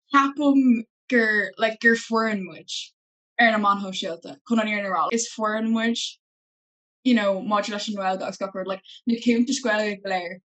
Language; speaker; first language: Irish; non-native, local second language; English